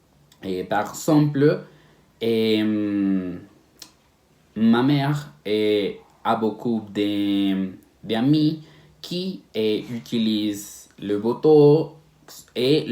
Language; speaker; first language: French; non-native, learner; Spanish